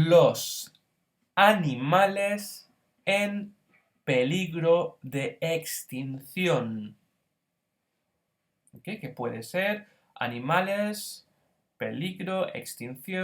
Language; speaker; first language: Spanish; non-native, fluent; English